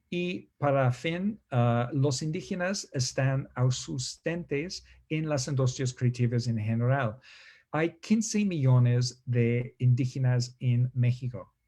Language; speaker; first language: Spanish; non-native, fluent; English